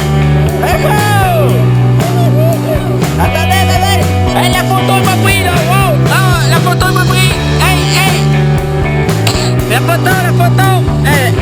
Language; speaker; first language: French; native; French